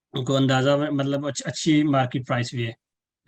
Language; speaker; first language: Urdu; non-native, local second language; Punjabi